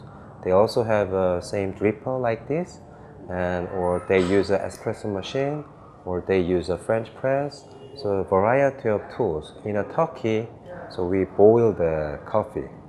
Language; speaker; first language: English; non-native, fluent; Korean